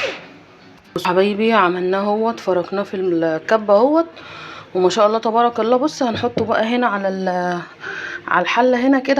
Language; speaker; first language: Arabic; native; Arabic